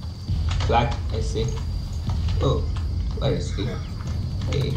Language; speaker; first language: English; non-native, learner; Polish